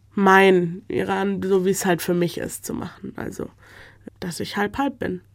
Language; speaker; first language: German; native; German